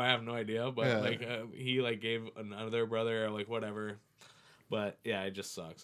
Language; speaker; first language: English; native; English